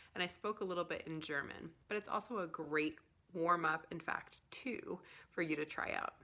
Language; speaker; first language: English; native; English